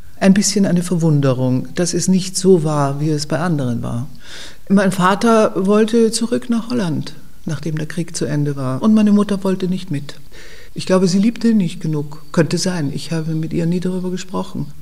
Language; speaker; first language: German; native; German